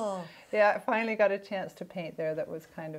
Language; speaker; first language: English; native; English